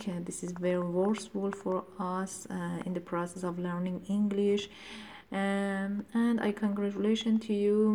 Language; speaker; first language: English; non-native, learner; Persian